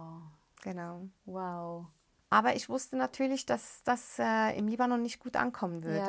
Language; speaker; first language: German; early bilingual, other home language; Arabic